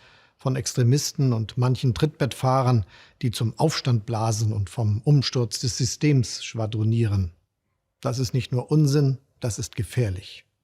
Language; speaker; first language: German; native; German